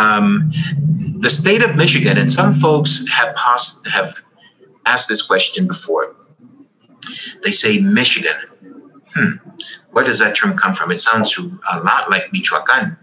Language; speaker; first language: English; early bilingual, other home language; Spanish